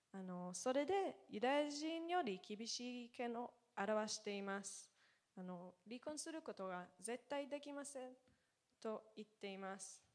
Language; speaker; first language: Japanese; non-native, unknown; Hebrew